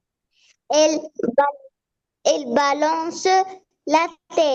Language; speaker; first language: French; non-native, learner; Arabic